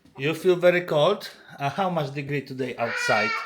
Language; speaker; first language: English; non-native, learner; Polish